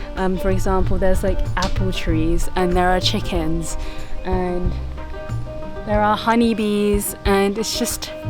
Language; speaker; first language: English; early bilingual, other home language; Turkish